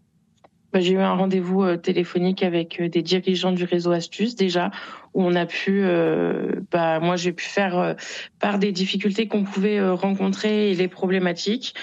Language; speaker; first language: French; native; French